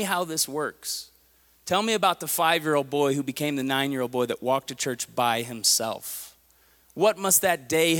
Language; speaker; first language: English; native; English